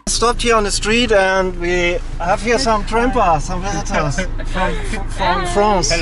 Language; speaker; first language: English; non-native, learner; German